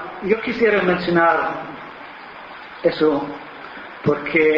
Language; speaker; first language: Spanish; non-native, fluent; English